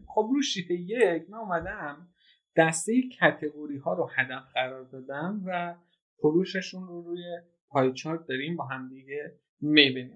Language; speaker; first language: Persian; native; Persian